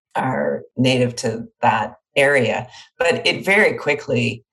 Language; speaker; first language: English; native; English